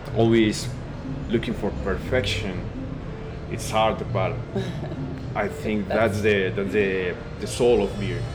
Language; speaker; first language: English; non-native, learner; Spanish